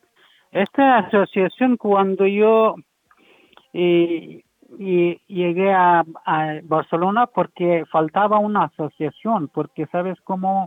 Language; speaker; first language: Spanish; non-native, learner; Persian